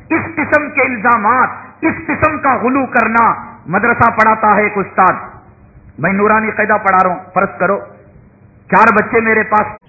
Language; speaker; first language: Urdu; native; Urdu